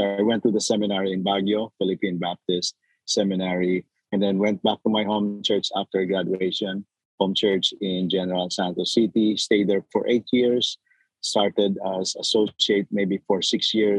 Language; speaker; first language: English; non-native, local second language; Cebuano